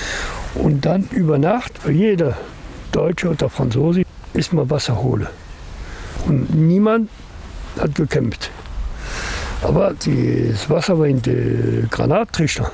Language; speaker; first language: German; non-native, learner; French